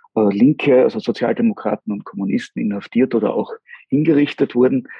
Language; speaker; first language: German; native; German